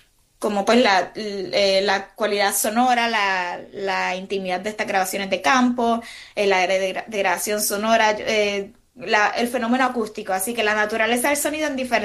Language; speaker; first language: Spanish; native; Spanish